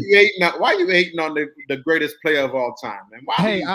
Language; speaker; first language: English; native; English